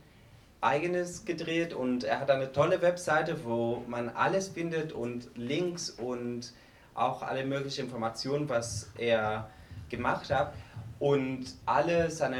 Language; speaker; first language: German; non-native, fluent; Spanish